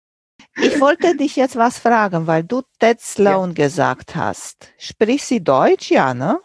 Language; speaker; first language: German; non-native, fluent; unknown